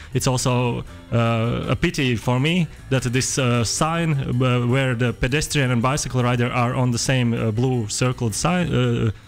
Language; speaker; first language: English; non-native, fluent; Latvian